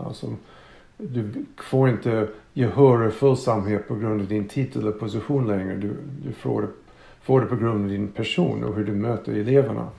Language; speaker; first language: Swedish; non-native, fluent; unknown